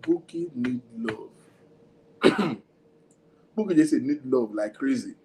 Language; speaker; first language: English; non-native, local second language; Yoruba